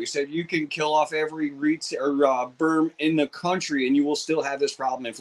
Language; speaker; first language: English; native; English